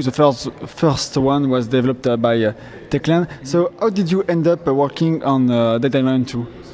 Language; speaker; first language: English; non-native, fluent; French